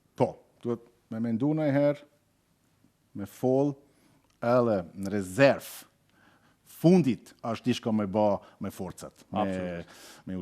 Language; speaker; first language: Albanian; non-native, learner; German